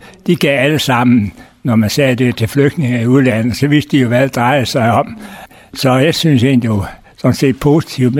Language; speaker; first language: Danish; native; Danish